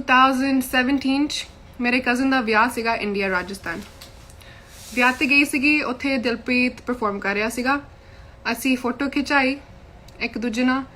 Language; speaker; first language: Punjabi; early bilingual, heritage; Punjabi